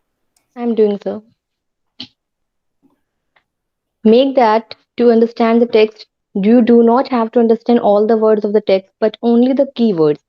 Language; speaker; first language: English; non-native, local second language; Hindi